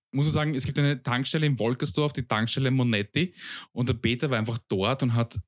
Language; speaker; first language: German; early bilingual, other home language; Bosnian